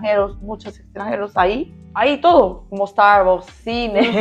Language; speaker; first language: Spanish; non-native, learner; Korean